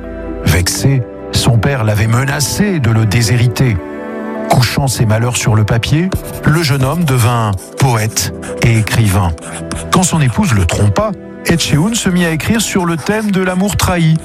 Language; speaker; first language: French; native; French